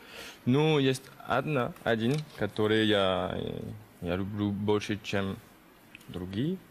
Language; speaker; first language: Russian; early bilingual, heritage; French